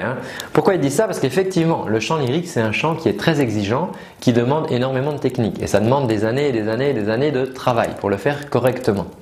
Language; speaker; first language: French; native; French